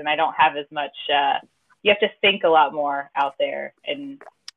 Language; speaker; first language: English; native; English